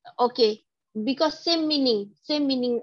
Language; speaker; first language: English; non-native, learner; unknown